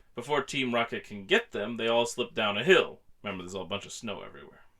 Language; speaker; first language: English; native; English